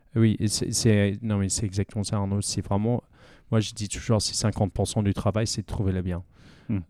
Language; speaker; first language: French; non-native, fluent; English